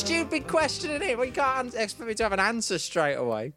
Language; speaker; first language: English; native; English